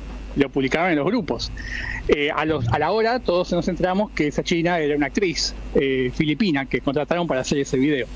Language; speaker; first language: Spanish; native; Spanish